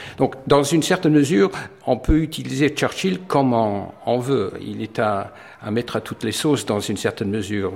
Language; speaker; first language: French; non-native, fluent; English